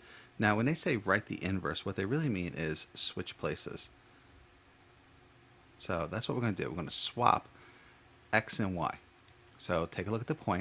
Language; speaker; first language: English; native; English